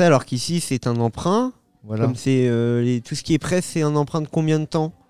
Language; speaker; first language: French; native; French